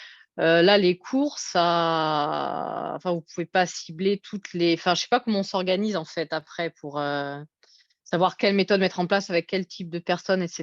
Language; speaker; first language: French; native; French